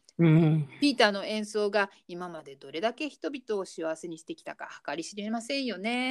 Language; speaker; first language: Japanese; native; Japanese